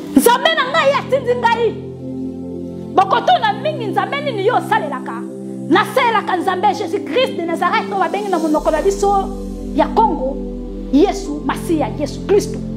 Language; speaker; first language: Lingala; non-native, local second language; Kongo